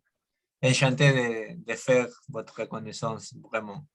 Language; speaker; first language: French; non-native, learner; Spanish